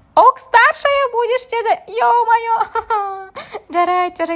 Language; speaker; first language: Russian; non-native, local second language; Kazakh